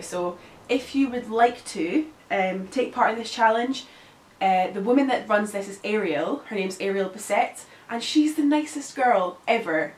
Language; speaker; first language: English; native; English